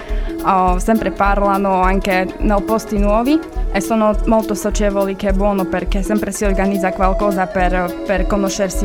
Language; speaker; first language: Italian; non-native, learner; Slovak